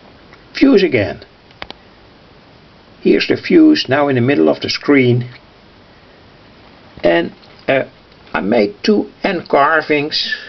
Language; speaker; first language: English; non-native, fluent; Dutch